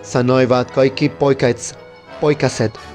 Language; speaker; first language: Finnish; non-native, learner; Spanish